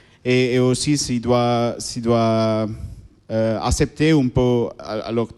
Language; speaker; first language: French; non-native, learner; Spanish